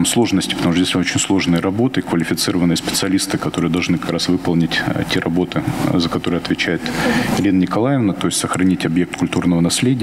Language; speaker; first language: Russian; native; Russian